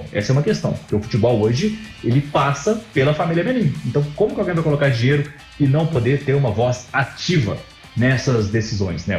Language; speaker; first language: Portuguese; native; Portuguese